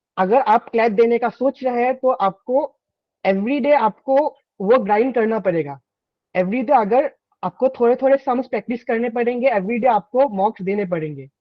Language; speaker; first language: Hindi; non-native, local second language; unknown